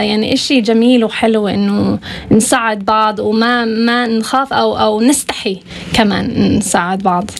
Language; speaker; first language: Arabic; non-native, fluent; Swedish